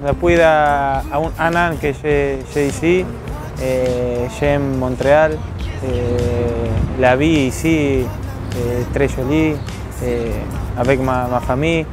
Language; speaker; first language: French; non-native, learner; Spanish